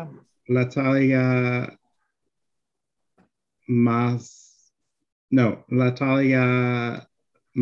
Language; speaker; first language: Spanish; non-native, learner; English